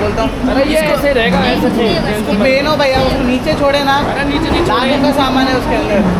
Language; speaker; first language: Hindi; non-native, local second language; Telugu